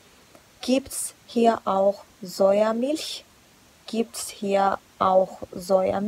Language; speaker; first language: German; non-native, fluent; Georgian